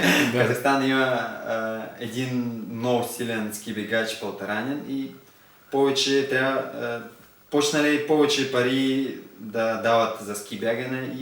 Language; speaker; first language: Bulgarian; non-native, learner; Russian